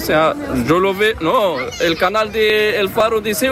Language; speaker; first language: Spanish; non-native, learner; Arabic